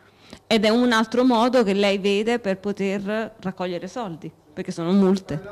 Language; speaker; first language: Italian; native; Italian